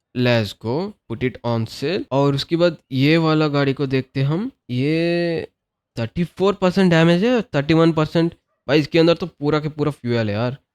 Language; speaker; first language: Hindi; non-native, local second language; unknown